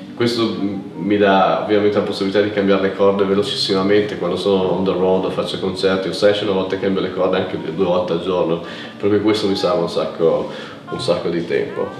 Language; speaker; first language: Italian; native; Italian